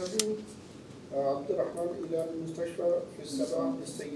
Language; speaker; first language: Arabic; non-native, learner; Urdu